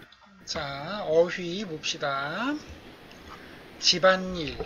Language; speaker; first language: Korean; native; Korean